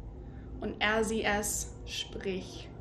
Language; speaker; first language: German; non-native, fluent; English